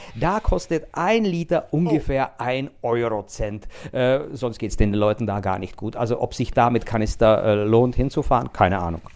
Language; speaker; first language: German; non-native, fluent; Czech